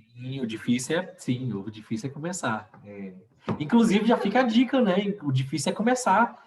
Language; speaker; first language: Portuguese; native; Portuguese